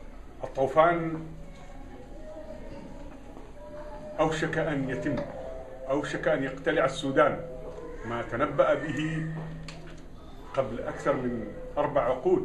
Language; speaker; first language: Arabic; native; Arabic